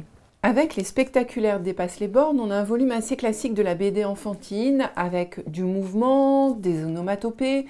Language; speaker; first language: French; native; French